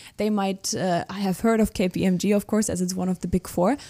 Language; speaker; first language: English; non-native, fluent; German